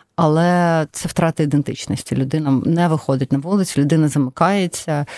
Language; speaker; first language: Ukrainian; non-native, local second language; Russian